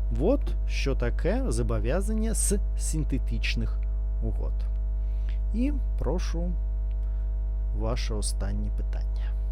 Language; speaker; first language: Ukrainian; non-native, learner; Russian